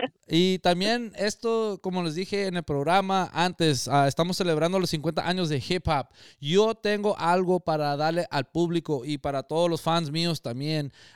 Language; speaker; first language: Spanish; early bilingual, heritage; Spanish